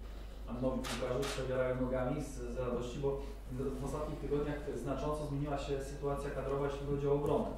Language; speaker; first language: Polish; native; Polish